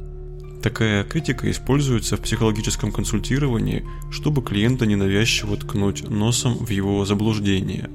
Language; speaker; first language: Russian; native; Russian